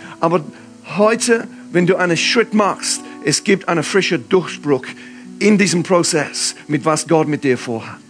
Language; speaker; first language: German; non-native, fluent; English